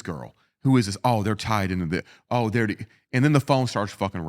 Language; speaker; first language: English; native; English